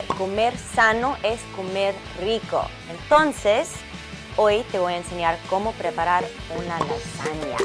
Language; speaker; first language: Spanish; early bilingual, heritage; English